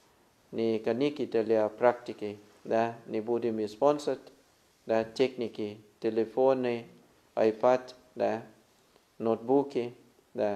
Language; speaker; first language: Russian; non-native, fluent; Thai